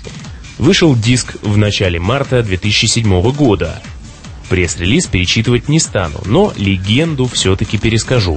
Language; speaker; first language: Russian; native; Russian